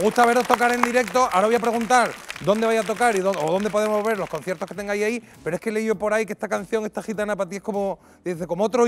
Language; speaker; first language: Spanish; native; Spanish